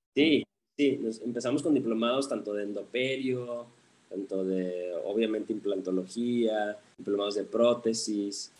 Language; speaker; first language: Spanish; early bilingual, heritage; Spanish